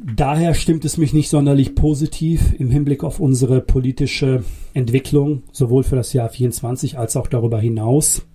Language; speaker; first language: German; early bilingual, other home language; Bosnian